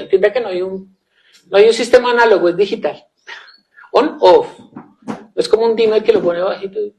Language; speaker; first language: Spanish; native; Spanish